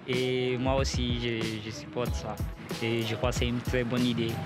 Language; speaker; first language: French; non-native, learner; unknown